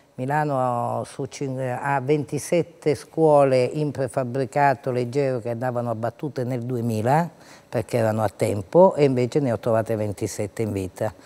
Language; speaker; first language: Italian; native; Italian